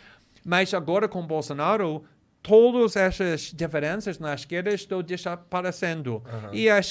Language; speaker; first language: Portuguese; non-native, fluent; English